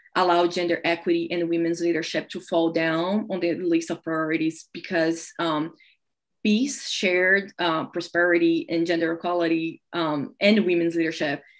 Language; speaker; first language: English; non-native, fluent; Portuguese